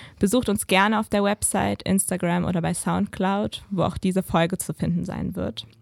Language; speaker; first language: German; native; German